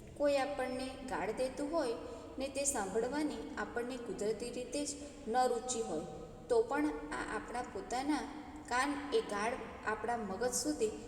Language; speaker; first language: Gujarati; native; Gujarati